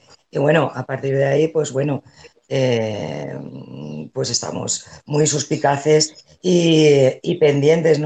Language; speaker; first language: Spanish; non-native, local second language; Catalan